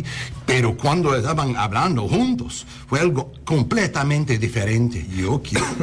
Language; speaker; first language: Spanish; early bilingual, heritage; English